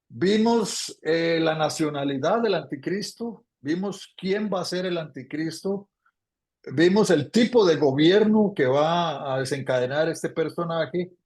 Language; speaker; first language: Spanish; native; Spanish